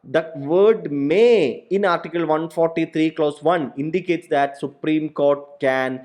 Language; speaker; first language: English; non-native, local second language; Malayalam